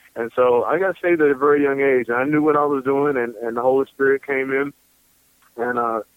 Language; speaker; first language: English; native; English